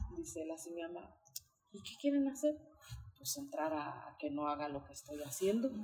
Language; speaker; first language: Spanish; early bilingual, heritage; Spanish